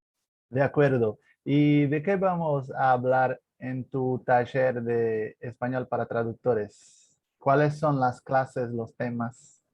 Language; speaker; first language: Spanish; non-native, fluent; Portuguese